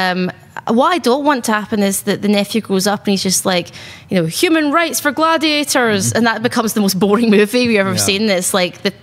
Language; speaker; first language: English; native; English